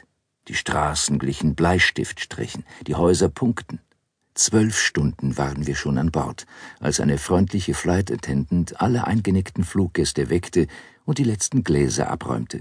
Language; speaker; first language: German; native; German